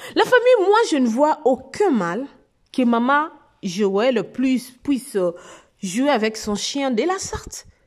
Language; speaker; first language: French; non-native, local second language; Lingala